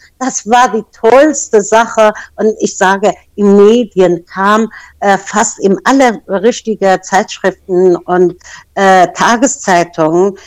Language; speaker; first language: German; non-native, fluent; Persian